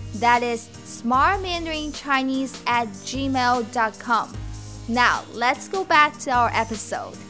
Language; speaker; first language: English; non-native, fluent; Chinese